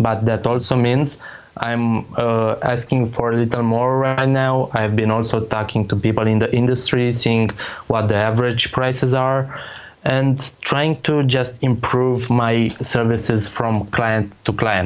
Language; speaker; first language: English; non-native, fluent; Romanian